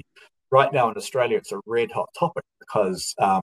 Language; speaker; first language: English; native; English